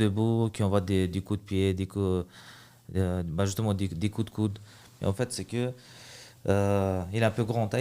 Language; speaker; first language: French; early bilingual, other home language; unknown